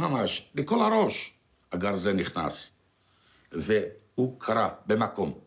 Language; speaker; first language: Hebrew; non-native, fluent; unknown